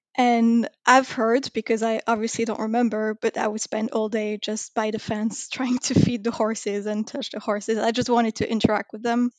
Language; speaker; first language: English; non-native, fluent; French